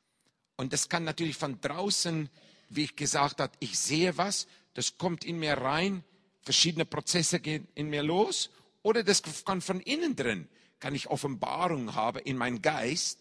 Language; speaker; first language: German; non-native, fluent; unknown